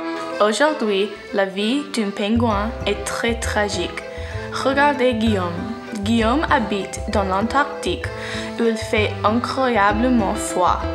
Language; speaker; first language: French; non-native, learner; English